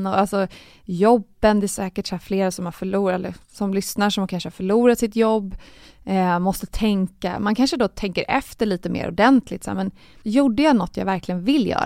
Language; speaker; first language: Swedish; native; Swedish